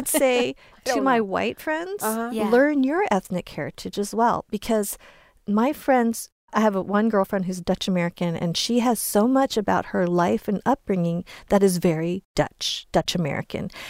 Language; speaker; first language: English; early bilingual, other home language; Chinese